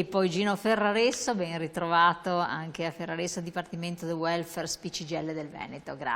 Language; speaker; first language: Italian; native; Italian